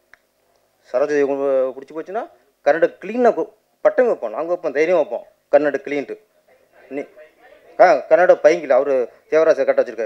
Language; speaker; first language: Tamil; native; Tamil